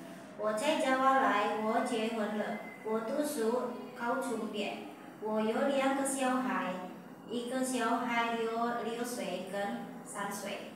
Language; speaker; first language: Chinese; non-native, learner; Indonesian